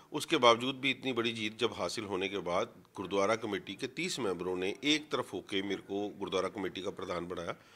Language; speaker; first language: Hindi; non-native, local second language; Punjabi